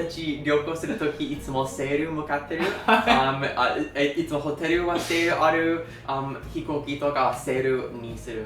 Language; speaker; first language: Japanese; non-native, learner; English